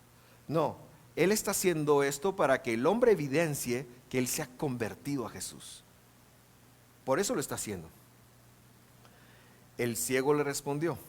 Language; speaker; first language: Spanish; native; Spanish